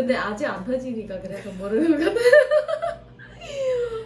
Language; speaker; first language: Korean; non-native, fluent; Vietnamese